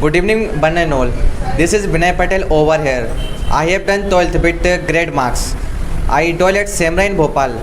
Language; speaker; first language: English; non-native, learner; Hindi